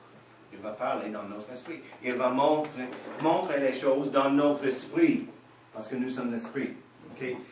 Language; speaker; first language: French; non-native, fluent; English